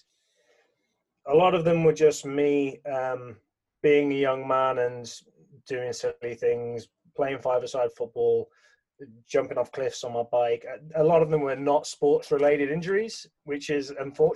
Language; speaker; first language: English; native; English